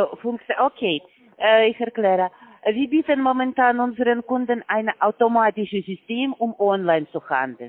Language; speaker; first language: German; non-native, learner; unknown